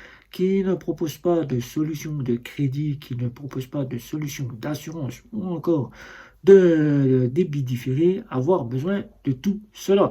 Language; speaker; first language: French; native; French